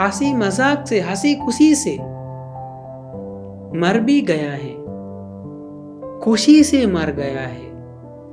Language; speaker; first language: Hindi; non-native, fluent; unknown